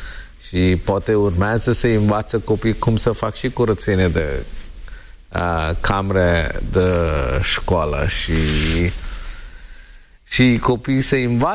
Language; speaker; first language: Romanian; non-native, learner; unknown